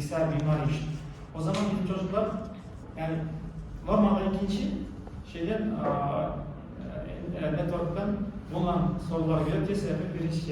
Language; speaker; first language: Turkish; non-native, learner; Kazakh